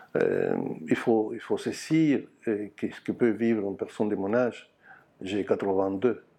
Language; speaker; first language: French; non-native, fluent; Spanish